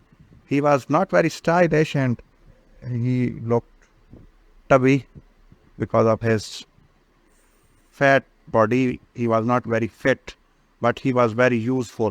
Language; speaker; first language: English; non-native, local second language; Urdu